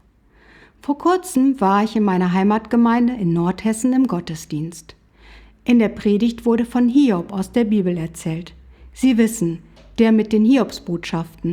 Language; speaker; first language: German; native; German